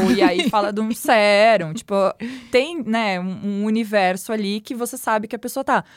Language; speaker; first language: Portuguese; native; Portuguese